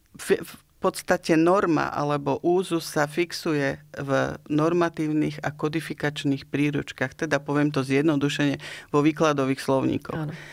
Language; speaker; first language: Slovak; native; Slovak